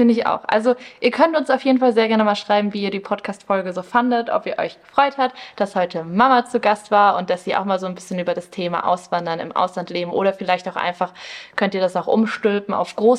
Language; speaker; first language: German; early bilingual, other home language; Spanish